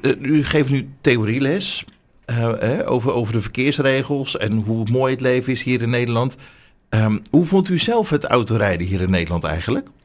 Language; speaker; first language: Dutch; native; Dutch